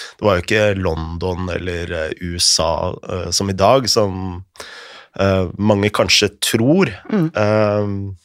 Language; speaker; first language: Norwegian; native; Norwegian